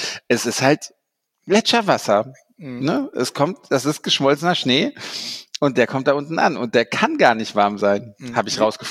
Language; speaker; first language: German; native; German